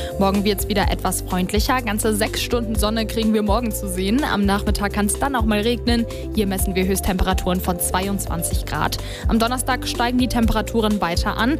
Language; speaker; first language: German; native; German